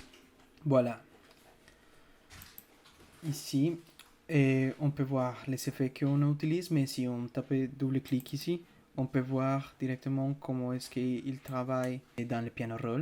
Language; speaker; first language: French; non-native, fluent; Spanish